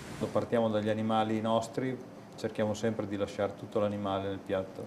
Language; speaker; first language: Italian; native; Italian